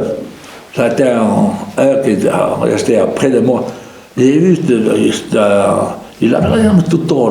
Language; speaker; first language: French; non-native, local second language; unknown